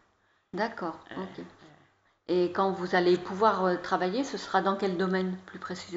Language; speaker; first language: French; native; French